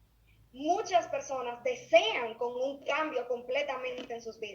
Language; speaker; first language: Spanish; native; Spanish